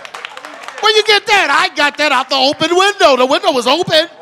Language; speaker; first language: English; native; English